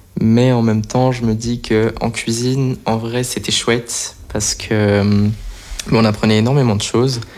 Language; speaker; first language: French; early bilingual, other home language; Portuguese